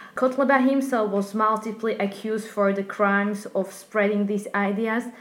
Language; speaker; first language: English; non-native, fluent; Slovak